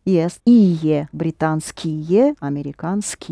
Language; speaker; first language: Russian; non-native, fluent; English